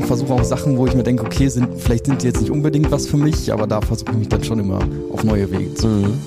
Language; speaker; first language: German; native; German